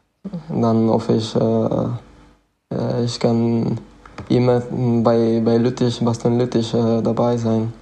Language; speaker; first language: German; non-native, fluent; Italian